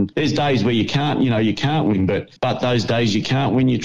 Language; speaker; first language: English; native; English